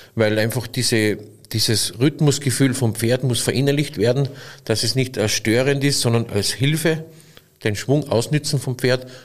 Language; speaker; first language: German; native; German